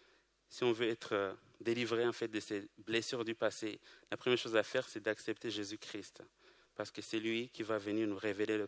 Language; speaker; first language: French; non-native, local second language; Kinyarwanda